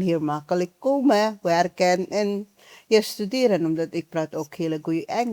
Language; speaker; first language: Dutch; non-native, learner; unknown